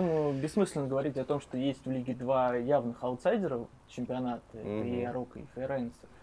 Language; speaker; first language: Russian; native; Russian